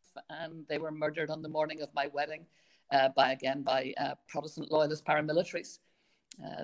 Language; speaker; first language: English; native; English